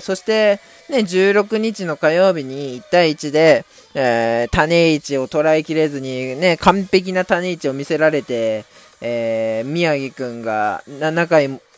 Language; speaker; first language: Japanese; native; Japanese